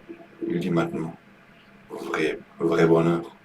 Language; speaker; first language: French; non-native, learner; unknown